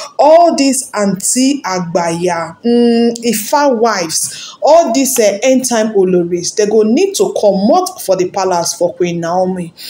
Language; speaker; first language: Nigerian Pidgin; non-native, local second language; Yoruba